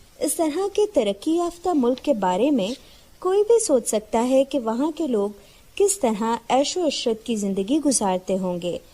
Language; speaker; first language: Urdu; native; Urdu